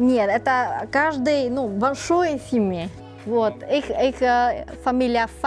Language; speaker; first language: Russian; non-native, learner; Vietnamese